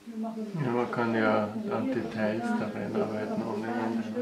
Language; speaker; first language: German; native; German